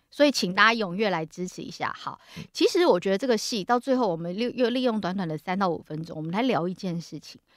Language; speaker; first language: Chinese; native; Chinese